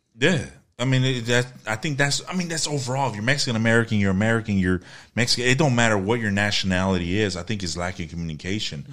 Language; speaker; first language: English; early bilingual, other home language; Spanish